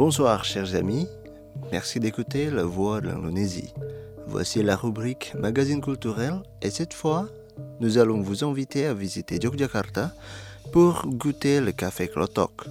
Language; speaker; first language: French; non-native, fluent; Indonesian